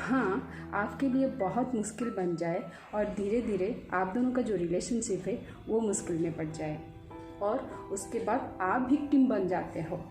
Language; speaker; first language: Hindi; non-native, local second language; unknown